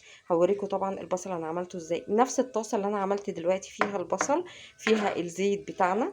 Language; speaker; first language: Arabic; native; Arabic